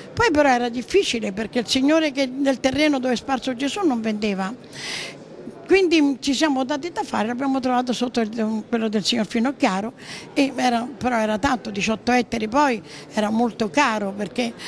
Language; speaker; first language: Italian; native; Italian